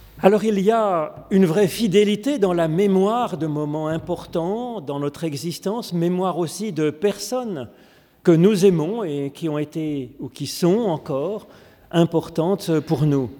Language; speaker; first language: French; native; French